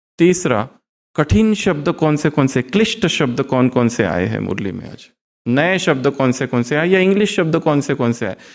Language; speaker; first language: Hindi; native; Hindi